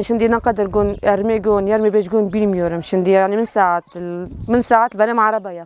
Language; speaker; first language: Turkish; non-native, learner; Arabic